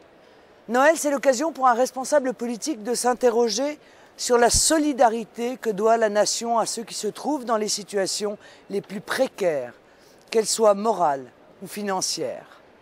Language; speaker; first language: French; native; French